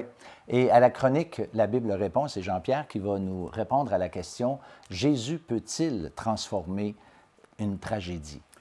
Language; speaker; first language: French; native; French